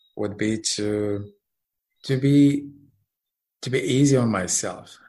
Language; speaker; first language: English; non-native, fluent; Arabic